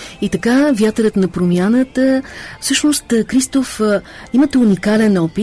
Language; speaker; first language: Bulgarian; native; Bulgarian